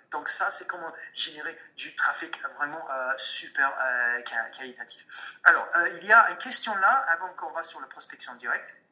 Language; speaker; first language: French; non-native, fluent; English